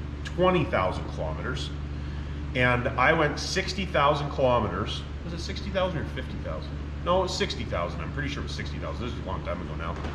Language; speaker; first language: English; native; English